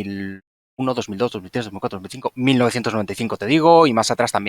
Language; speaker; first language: Spanish; native; Spanish